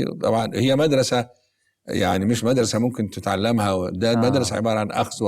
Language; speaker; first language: Arabic; native; Arabic